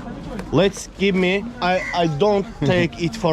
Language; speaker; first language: English; non-native, learner; Azerbaijani